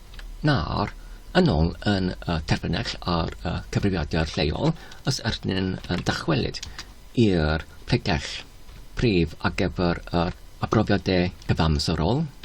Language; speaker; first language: Welsh; non-native, learner; Polish